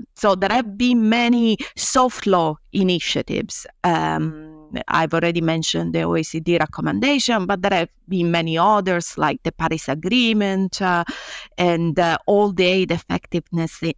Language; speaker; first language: English; non-native, fluent; Italian